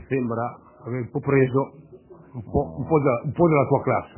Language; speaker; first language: Italian; native; Italian